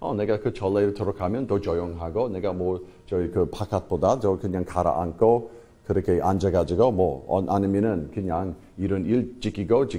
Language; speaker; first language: Korean; non-native, fluent; English